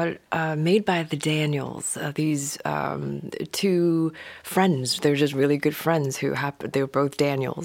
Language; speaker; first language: English; non-native, local second language; Cantonese